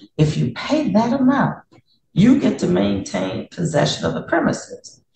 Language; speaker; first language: English; native; English